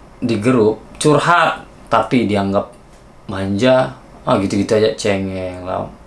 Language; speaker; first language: Indonesian; native; Indonesian